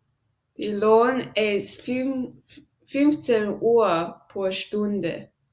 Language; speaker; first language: German; non-native, learner; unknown